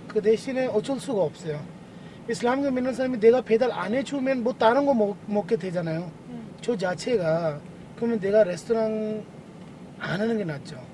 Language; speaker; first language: Korean; non-native, fluent; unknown